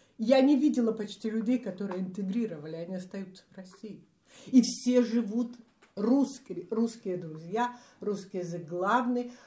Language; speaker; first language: Russian; native; Russian